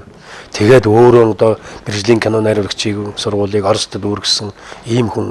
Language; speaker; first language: Mongolian; native; Mongolian